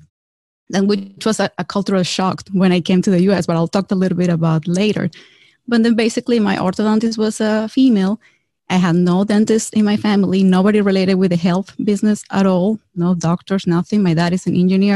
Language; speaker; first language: English; non-native, fluent; Spanish